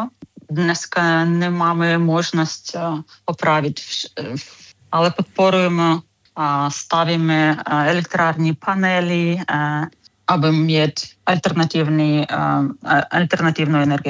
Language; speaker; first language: Czech; non-native, fluent; Ukrainian